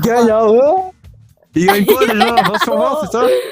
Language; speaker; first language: French; native; French